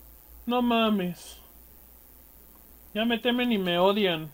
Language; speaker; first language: Spanish; native; Spanish